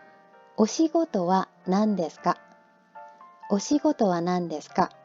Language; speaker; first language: Japanese; non-native, learner; Korean